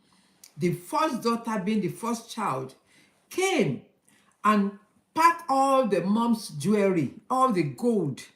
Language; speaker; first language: English; non-native, local second language; Yoruba